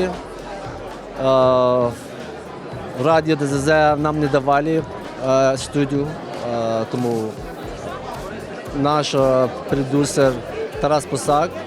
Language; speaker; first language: Ukrainian; non-native, learner; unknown